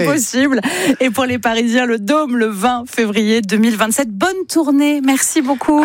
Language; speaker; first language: French; native; French